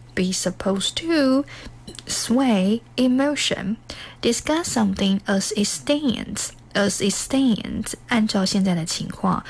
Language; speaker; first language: English; non-native, fluent; Chinese